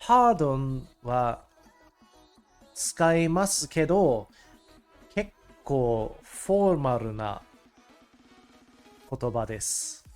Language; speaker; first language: Japanese; non-native, learner; English